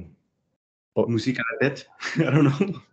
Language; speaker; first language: French; non-native, learner; English